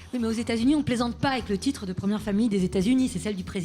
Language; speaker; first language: French; native; French